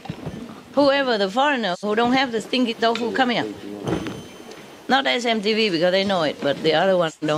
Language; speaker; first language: English; non-native, fluent; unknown